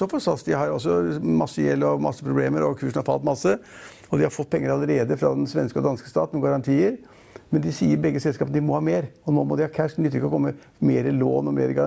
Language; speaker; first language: Norwegian; native; Norwegian